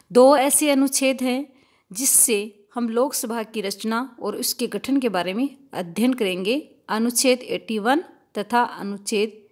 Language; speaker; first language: Hindi; native; Hindi